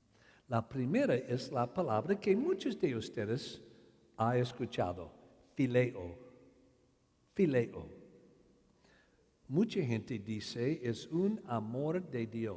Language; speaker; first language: Spanish; non-native, learner; English